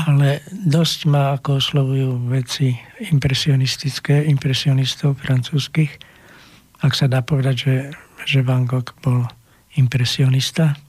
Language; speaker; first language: Slovak; native; Slovak